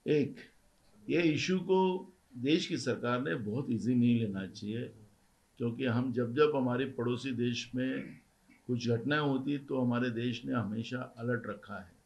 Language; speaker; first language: Hindi; non-native, local second language; Marathi